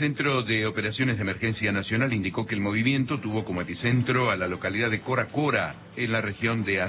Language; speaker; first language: Spanish; native; Spanish